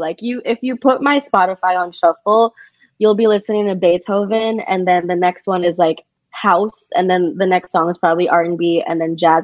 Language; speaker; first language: English; native; English